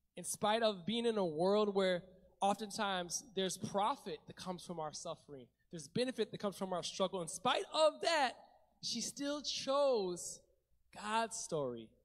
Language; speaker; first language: English; native; English